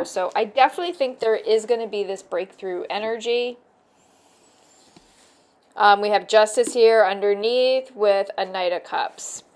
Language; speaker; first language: English; native; English